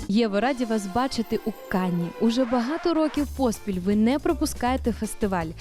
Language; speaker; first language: Ukrainian; native; Ukrainian